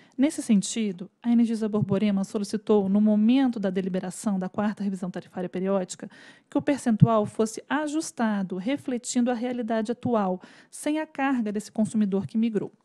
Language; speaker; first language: Portuguese; native; Portuguese